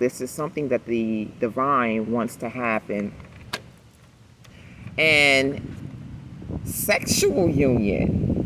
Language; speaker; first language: English; native; English